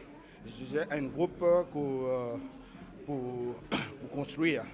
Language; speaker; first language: French; non-native, local second language; Morisyen